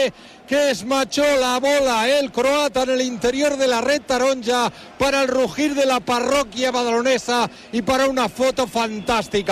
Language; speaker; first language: Spanish; native; Spanish